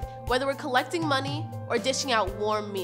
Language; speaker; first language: English; native; English